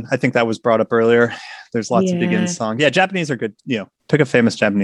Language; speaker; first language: English; native; English